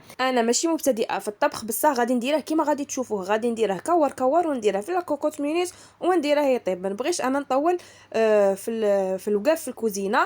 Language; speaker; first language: Arabic; native; Arabic